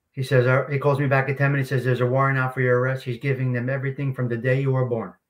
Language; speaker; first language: English; native; English